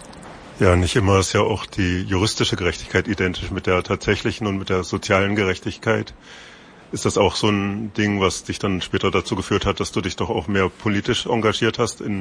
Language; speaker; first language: German; native; German